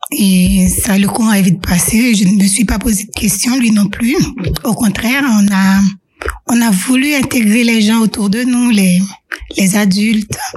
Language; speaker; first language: French; non-native, local second language; Haitian Creole